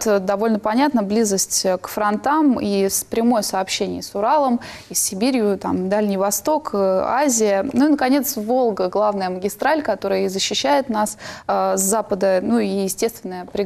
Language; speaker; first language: Russian; native; Russian